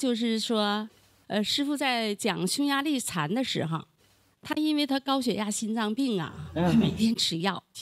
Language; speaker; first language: Chinese; native; Chinese